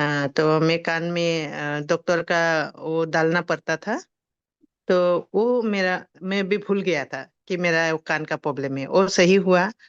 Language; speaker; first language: Hindi; non-native, local second language; Assamese